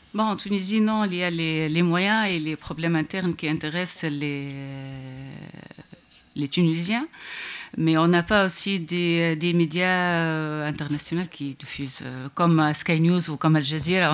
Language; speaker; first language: French; non-native, local second language; Arabic